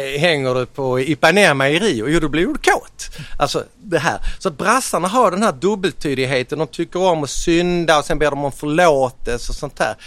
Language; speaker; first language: Swedish; native; Swedish